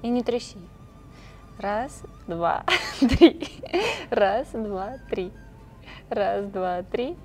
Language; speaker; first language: Russian; native; Russian